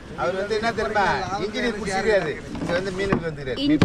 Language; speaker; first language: Tamil; native; Tamil